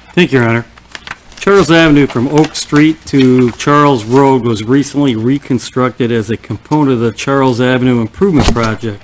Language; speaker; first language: English; native; English